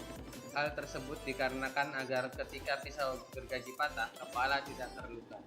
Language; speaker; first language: Indonesian; native; Indonesian